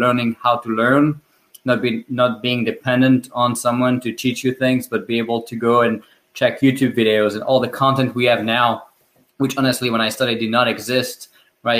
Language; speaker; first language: English; non-native, fluent; French